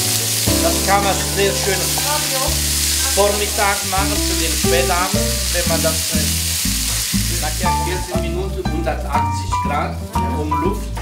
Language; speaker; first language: German; non-native, fluent; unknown